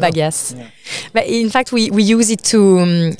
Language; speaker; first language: English; non-native, fluent; French